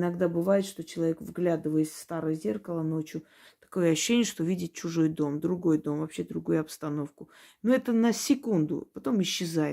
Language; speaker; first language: Russian; native; Russian